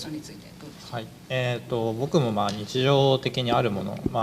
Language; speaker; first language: Japanese; native; Japanese